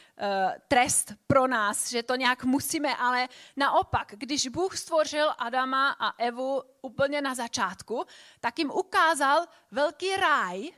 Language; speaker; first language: Czech; non-native, fluent; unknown